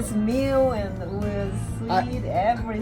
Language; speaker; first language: English; non-native, learner; Japanese